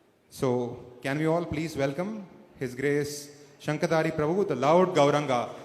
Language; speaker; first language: English; non-native, local second language; Tamil